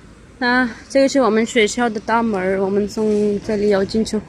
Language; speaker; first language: Chinese; non-native, learner; Urdu